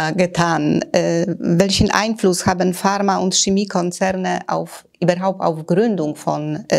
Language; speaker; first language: German; non-native, fluent; Polish